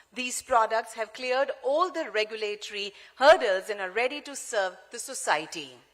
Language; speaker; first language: English; non-native, local second language; Gujarati